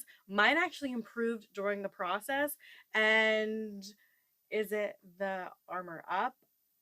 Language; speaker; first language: English; native; English